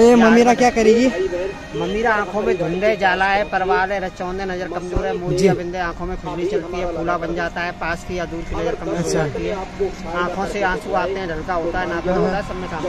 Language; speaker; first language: Hindi; non-native, local second language; Nepali